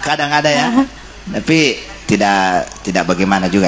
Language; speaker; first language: Indonesian; native; Indonesian